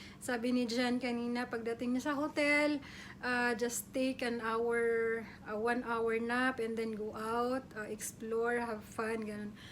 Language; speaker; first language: Filipino; native; Filipino